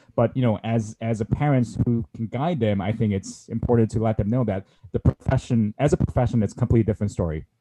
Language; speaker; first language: English; non-native, fluent; Korean